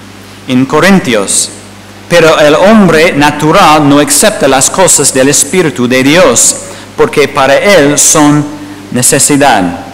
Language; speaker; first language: Spanish; non-native, fluent; English